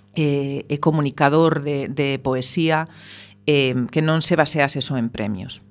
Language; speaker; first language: Galician; non-native, local second language; Spanish